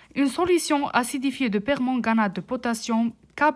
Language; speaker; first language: French; non-native, local second language; Arabic